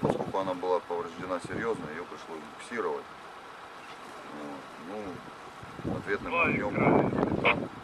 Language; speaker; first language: Russian; native; Russian